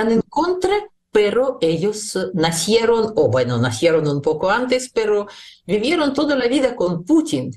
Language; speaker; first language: Spanish; non-native, fluent; Russian